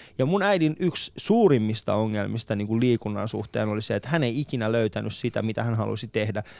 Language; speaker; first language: Finnish; early bilingual, other home language; Persian